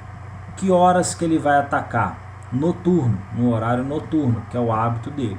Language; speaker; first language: Portuguese; native; Portuguese